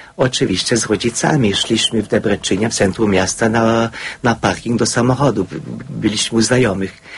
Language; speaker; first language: Polish; non-native, fluent; Hungarian